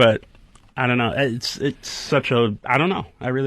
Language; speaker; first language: English; native; English